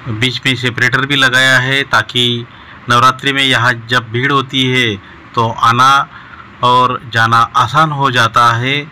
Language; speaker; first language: Hindi; non-native, local second language; Marathi